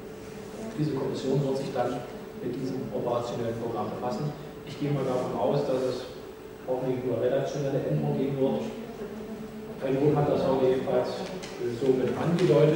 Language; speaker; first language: German; native; German